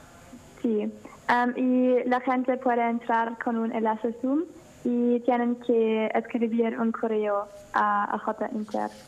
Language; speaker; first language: Spanish; non-native, learner; German